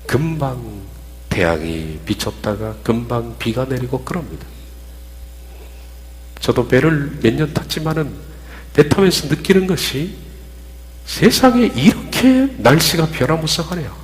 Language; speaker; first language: Korean; native; Korean